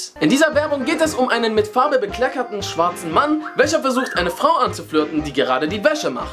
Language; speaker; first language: German; native; German